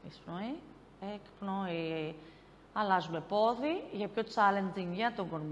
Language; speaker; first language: Greek; native; Greek